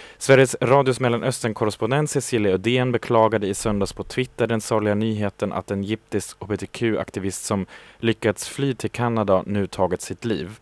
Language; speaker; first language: Swedish; non-native, fluent; German